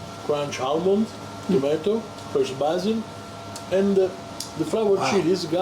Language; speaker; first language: English; non-native, learner; Italian